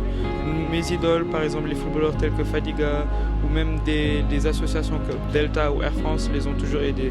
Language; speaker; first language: French; non-native, local second language; Wolof